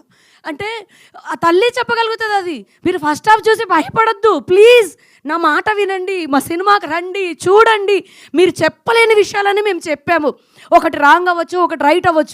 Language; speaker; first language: Telugu; native; Telugu